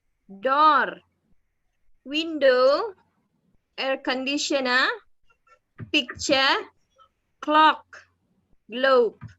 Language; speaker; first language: English; non-native, learner; Indonesian